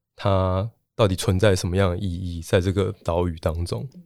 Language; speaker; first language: Chinese; native; Chinese